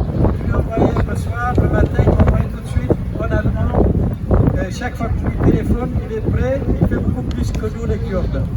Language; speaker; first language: French; non-native, fluent; Kurdish